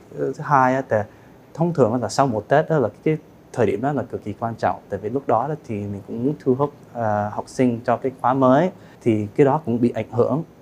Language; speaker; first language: Vietnamese; early bilingual, heritage; Vietnamese